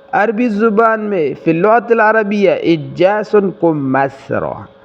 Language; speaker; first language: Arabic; non-native, learner; Pashto